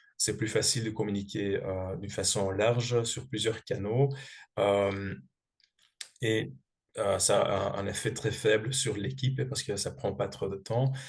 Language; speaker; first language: French; non-native, fluent; Dutch